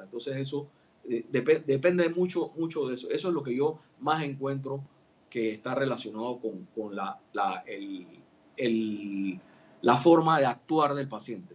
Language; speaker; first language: Spanish; native; Spanish